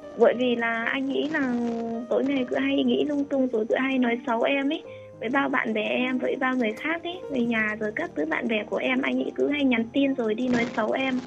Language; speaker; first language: Vietnamese; non-native, local second language; Muong